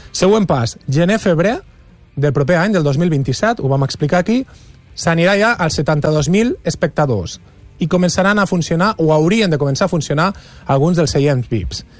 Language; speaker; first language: Catalan; native; Catalan